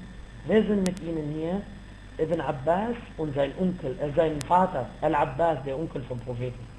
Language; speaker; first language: German; non-native, fluent; Arabic